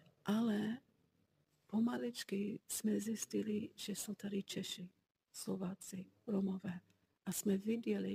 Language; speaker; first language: Czech; non-native, fluent; English